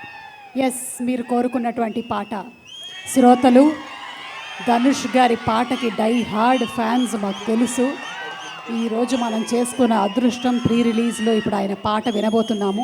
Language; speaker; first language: Telugu; native; Telugu